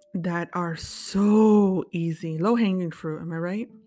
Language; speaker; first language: English; early bilingual, other home language; Spanish